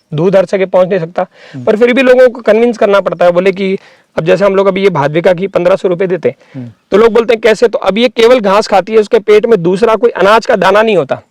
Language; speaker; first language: Hindi; native; Hindi